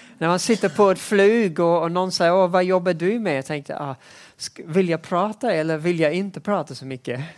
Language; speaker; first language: Swedish; non-native, fluent; English